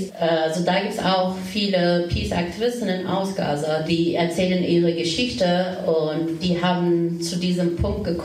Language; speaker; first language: German; non-native, learner; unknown